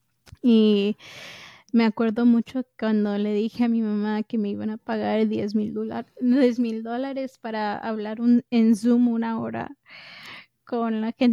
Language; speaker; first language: Spanish; early bilingual, heritage; English